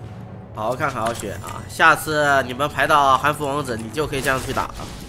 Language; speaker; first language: Chinese; native; Chinese